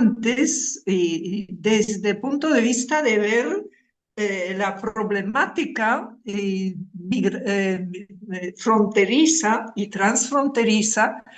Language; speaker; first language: Spanish; non-native, fluent; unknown